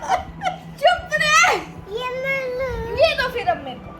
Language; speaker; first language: Hindi; native; Hindi